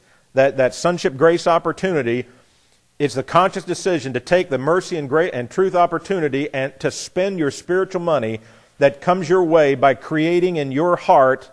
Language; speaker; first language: English; native; English